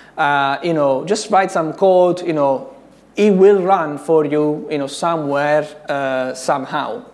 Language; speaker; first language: English; non-native, fluent; Italian